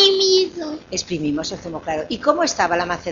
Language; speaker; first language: Spanish; native; Spanish